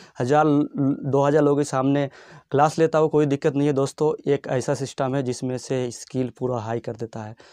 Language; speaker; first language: Hindi; non-native, local second language; Bangla